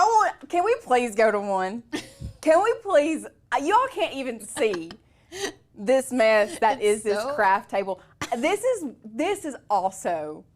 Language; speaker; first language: English; native; English